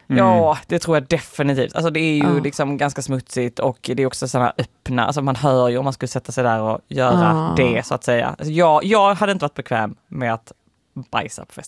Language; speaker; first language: Swedish; native; Swedish